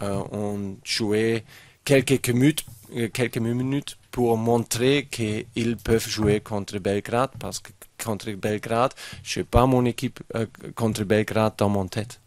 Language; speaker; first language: French; non-native, fluent; German